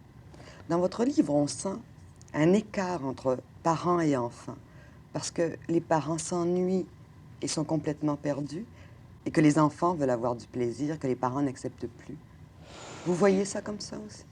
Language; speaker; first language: French; native; French